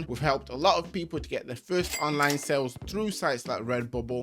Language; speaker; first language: English; native; English